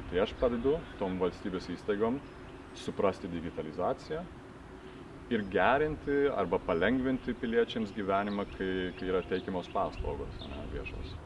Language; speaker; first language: Lithuanian; early bilingual, heritage; Lithuanian